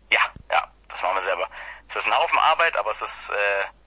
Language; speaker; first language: German; native; German